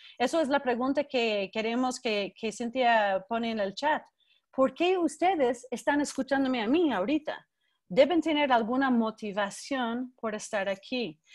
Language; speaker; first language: Spanish; non-native, fluent; English